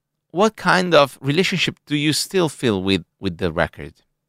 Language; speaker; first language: English; non-native, fluent; Italian